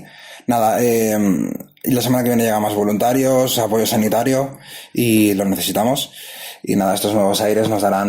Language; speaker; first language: Spanish; native; Spanish